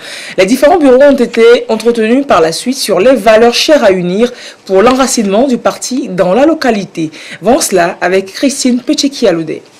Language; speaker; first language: French; native; French